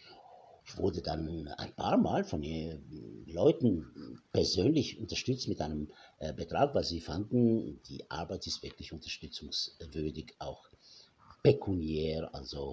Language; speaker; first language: German; non-native, fluent; Arabic